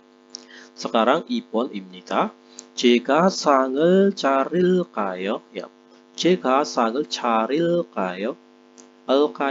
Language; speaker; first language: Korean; non-native, fluent; Indonesian